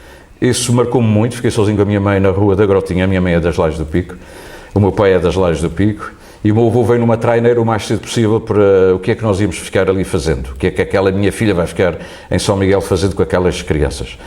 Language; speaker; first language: Portuguese; native; Portuguese